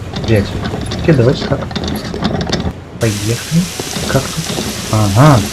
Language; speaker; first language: Russian; native; Russian